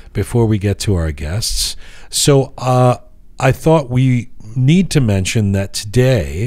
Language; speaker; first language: English; native; English